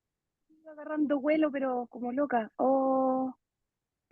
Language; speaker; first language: Spanish; native; Spanish